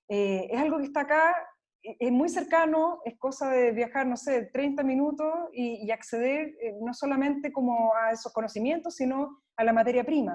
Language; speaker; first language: Spanish; native; Spanish